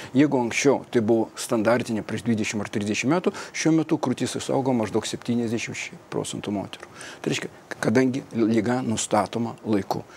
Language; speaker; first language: Lithuanian; non-native, fluent; Russian